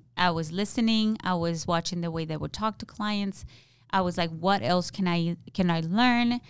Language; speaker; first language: English; non-native, fluent; Spanish